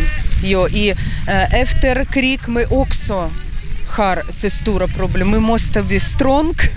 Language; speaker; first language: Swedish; non-native, learner; Ukrainian